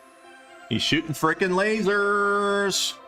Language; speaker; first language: English; native; English